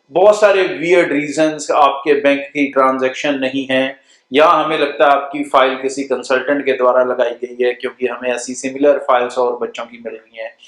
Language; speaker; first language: Hindi; non-native, local second language; Punjabi